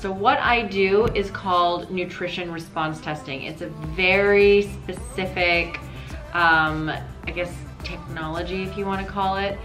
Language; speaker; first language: English; native; English